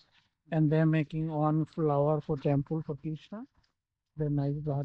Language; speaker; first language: English; non-native, learner; Hindi